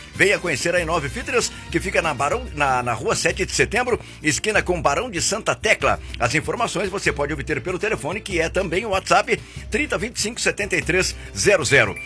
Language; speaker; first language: Portuguese; native; Portuguese